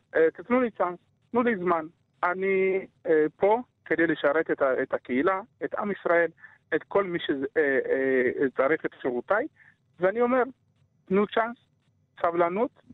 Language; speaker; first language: Hebrew; early bilingual, other home language; Amharic